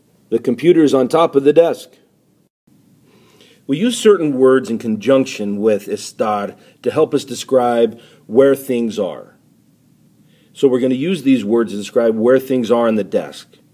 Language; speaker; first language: English; native; English